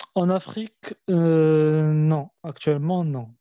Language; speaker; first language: French; early bilingual, other home language; Arabic